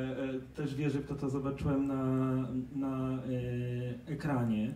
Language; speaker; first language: Polish; native; Polish